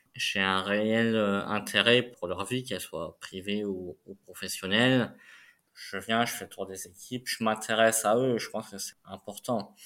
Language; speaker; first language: French; native; French